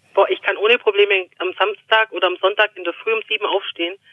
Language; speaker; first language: German; native; German